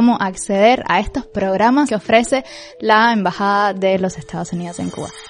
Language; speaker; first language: Spanish; native; Spanish